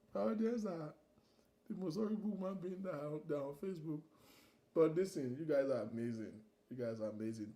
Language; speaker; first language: English; non-native, local second language; Yoruba